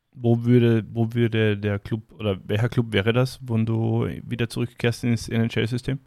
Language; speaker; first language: German; native; German